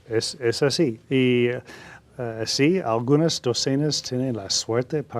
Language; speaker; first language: Spanish; non-native, learner; English